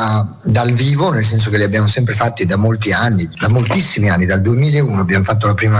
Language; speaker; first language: Italian; native; Italian